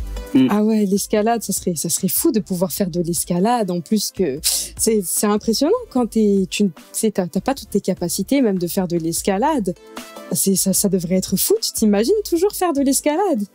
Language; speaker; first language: French; native; French